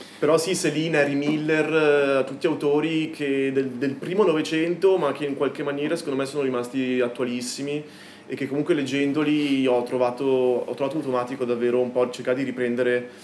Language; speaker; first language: Italian; native; Italian